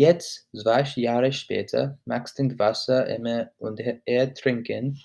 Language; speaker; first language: German; non-native, learner; English